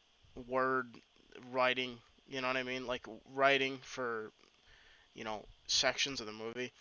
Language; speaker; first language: English; native; English